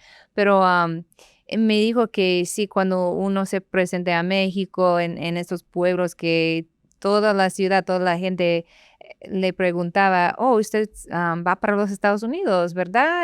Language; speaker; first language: Spanish; non-native, fluent; English